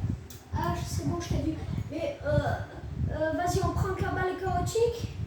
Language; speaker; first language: French; native; French